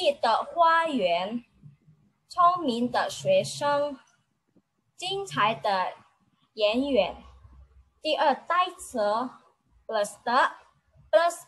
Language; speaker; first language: Chinese; non-native, learner; Indonesian